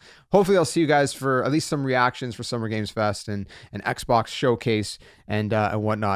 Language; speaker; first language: English; native; English